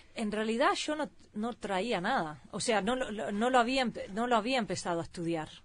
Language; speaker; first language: Spanish; early bilingual, heritage; Swedish